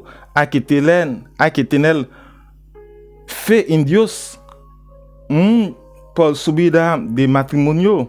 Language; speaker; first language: Spanish; non-native, learner; Haitian Creole